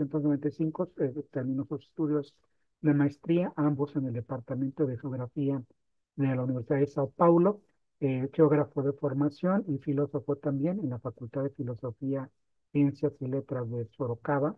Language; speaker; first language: Spanish; native; Spanish